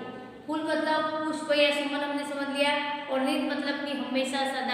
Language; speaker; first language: Hindi; non-native, local second language; Gujarati